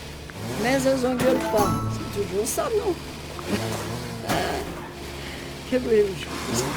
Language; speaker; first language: French; native; French